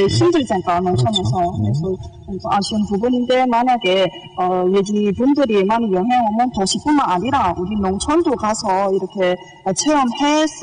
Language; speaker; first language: Korean; early bilingual, heritage; Korean